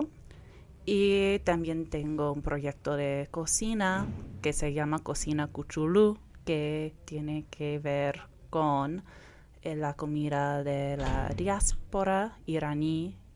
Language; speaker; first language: Spanish; non-native, fluent; English